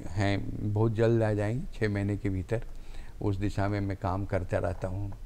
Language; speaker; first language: Hindi; native; Hindi